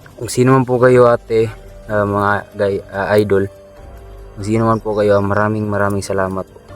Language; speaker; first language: Filipino; non-native, local second language; Cebuano